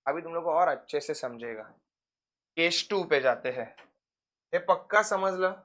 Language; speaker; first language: Hindi; non-native, local second language; Marathi